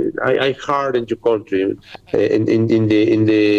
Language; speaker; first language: English; non-native, learner; Spanish